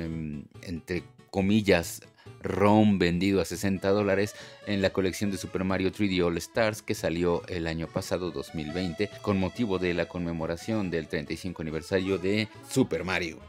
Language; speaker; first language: Spanish; native; Spanish